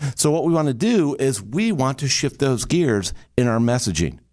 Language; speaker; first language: English; native; English